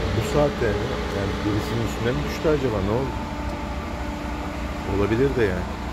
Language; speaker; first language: Turkish; early bilingual, other home language; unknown